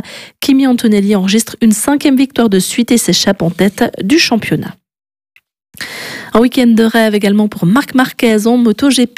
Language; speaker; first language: French; native; French